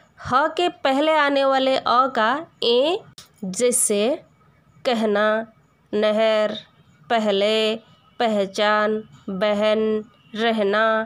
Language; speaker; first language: Hindi; non-native, local second language; Odia